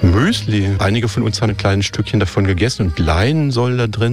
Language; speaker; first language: German; native; German